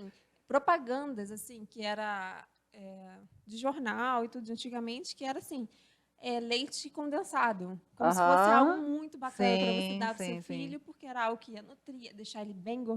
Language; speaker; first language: Portuguese; native; Portuguese